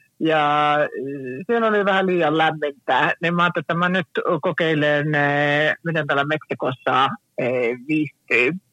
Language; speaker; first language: Finnish; early bilingual, heritage; Finnish